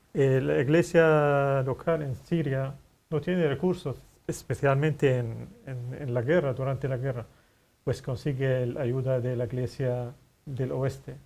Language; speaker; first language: Spanish; non-native, fluent; Arabic